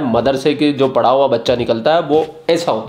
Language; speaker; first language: Hindi; native; Hindi